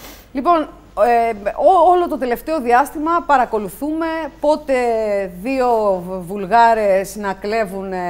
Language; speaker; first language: Greek; native; Greek